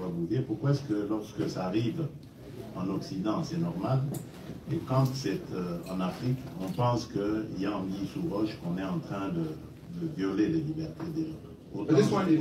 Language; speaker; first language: French; non-native, local second language; Luba-Lulua